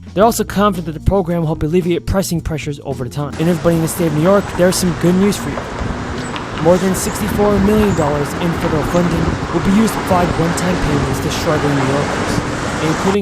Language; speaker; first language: English; native; English